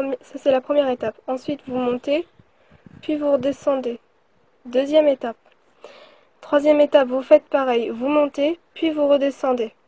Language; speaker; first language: French; early bilingual, other home language; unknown